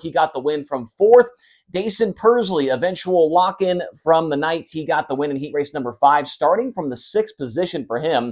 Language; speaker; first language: English; native; English